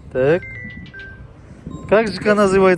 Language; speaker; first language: Russian; non-native, local second language; Kazakh